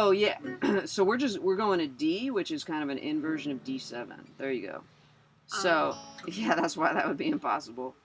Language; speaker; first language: English; native; English